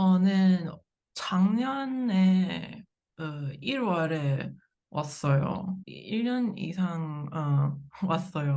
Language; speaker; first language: Korean; non-native, learner; English